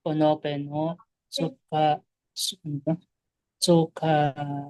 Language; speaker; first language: Japanese; non-native, learner; Filipino